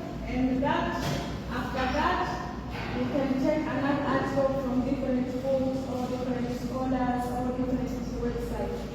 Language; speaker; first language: English; non-native, local second language; Swahili